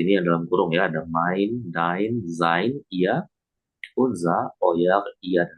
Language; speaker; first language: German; non-native, fluent; Indonesian